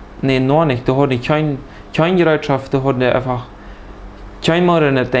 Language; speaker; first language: German; early bilingual, heritage; Plautdietsch